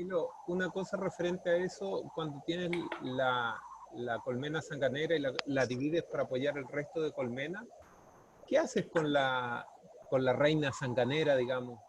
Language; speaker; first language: Spanish; native; Spanish